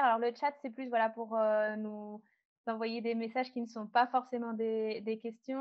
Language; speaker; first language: French; native; French